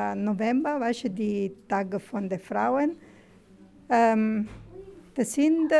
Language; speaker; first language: German; non-native, learner; Italian